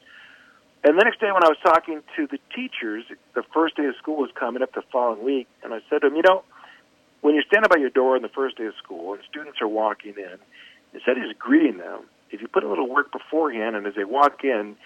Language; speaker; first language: English; native; English